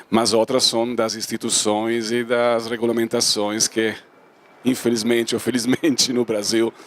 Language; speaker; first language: Portuguese; non-native, fluent; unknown